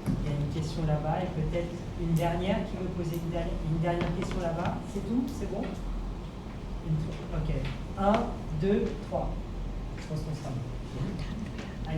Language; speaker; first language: French; native; French